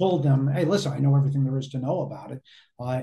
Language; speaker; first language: English; native; English